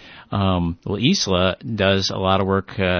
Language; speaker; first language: English; native; English